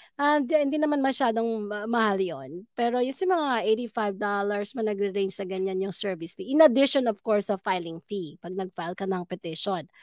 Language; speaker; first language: Filipino; native; Filipino